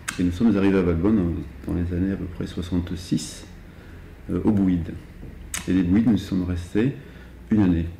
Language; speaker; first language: French; early bilingual, other home language; Arabic